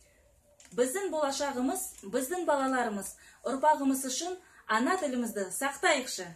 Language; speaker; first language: Kazakh; non-native, learner; Russian